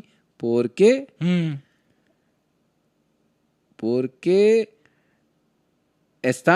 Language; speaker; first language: Spanish; non-native, learner; Hindi